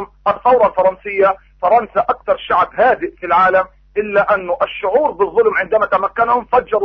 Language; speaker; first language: Arabic; native; Arabic